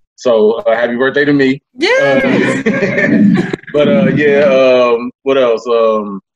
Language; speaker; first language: English; native; English